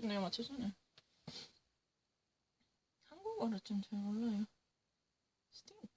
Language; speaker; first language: Korean; early bilingual, heritage; English